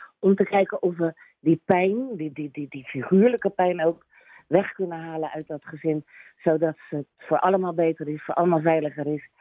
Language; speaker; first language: Dutch; native; Dutch